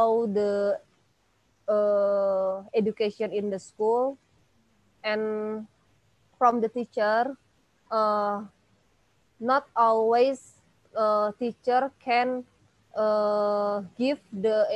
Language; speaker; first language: English; non-native, learner; Indonesian